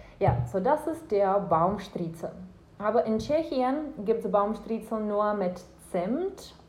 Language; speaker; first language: German; non-native, fluent; Czech